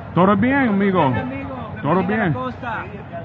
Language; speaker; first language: Spanish; non-native, learner; English